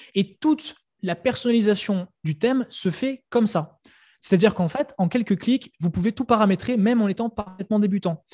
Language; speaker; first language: French; native; French